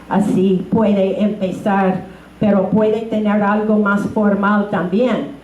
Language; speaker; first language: Spanish; non-native, fluent; English